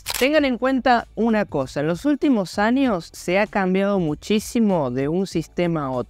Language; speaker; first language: Spanish; native; Spanish